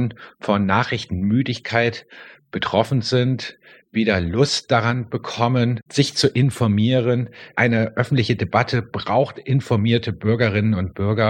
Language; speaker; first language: German; native; German